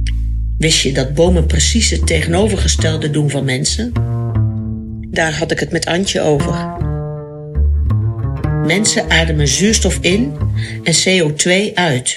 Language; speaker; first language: Dutch; native; Dutch